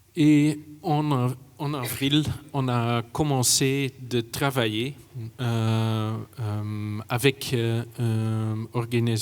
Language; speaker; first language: French; non-native, fluent; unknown